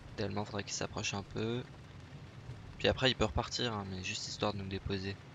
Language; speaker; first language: French; native; French